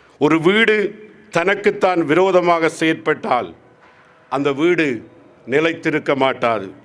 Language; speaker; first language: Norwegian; non-native, fluent; Tamil